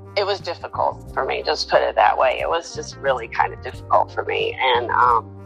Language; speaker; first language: English; native; English